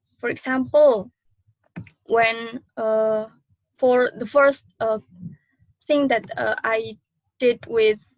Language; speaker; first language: English; non-native, learner; Indonesian